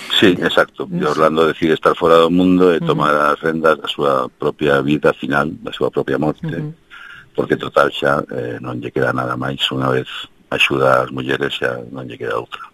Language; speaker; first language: Galician; early bilingual, heritage; Galician